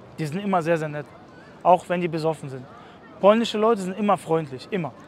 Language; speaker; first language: German; early bilingual, other home language; Russian